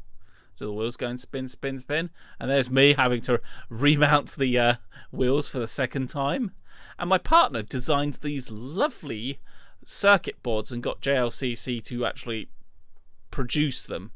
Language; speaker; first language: English; native; English